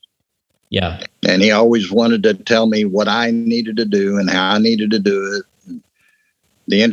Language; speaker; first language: English; native; English